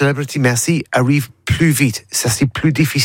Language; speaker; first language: French; non-native, learner; English